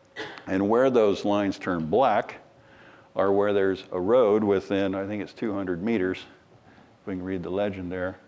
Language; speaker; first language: English; native; English